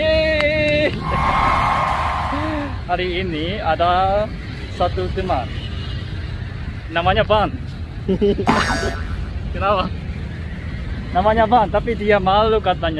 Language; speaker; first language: Indonesian; non-native, learner; Korean